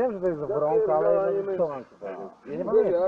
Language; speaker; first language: Polish; non-native, learner; Slovenian